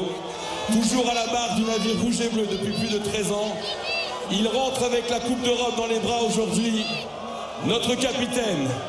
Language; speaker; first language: French; native; French